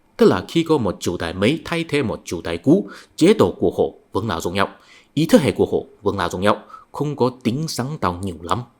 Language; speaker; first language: Vietnamese; non-native, fluent; Chinese